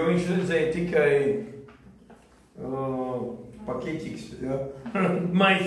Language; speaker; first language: Latvian; non-native, local second language; Russian